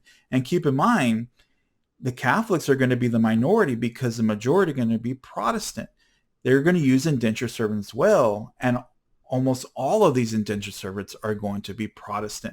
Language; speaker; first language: English; native; English